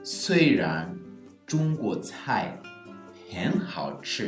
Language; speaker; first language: Chinese; non-native, learner; Swahili